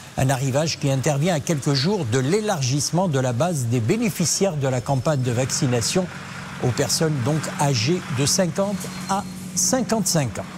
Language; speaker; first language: French; non-native, local second language; Arabic